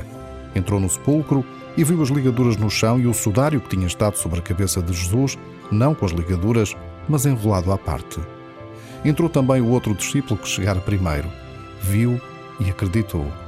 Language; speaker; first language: Portuguese; native; Portuguese